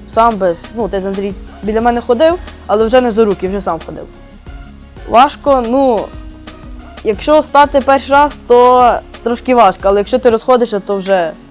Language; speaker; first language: Ukrainian; native; Ukrainian